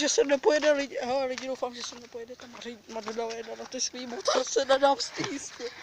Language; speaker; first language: Czech; native; Czech